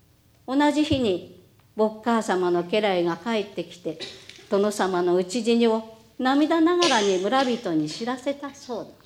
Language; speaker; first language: Japanese; native; Japanese